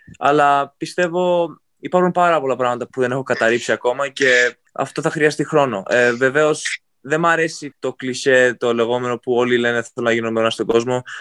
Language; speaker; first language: Greek; native; Greek